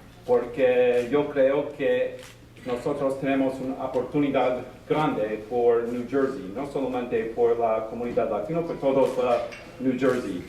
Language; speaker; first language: Spanish; non-native, learner; English